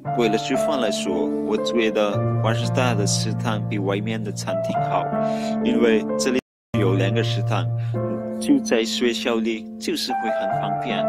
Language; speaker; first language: Chinese; non-native, fluent; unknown